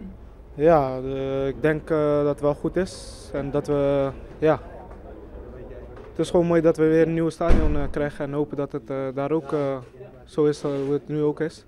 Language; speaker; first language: Dutch; native; Dutch